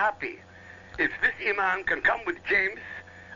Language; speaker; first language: English; non-native, fluent; Arabic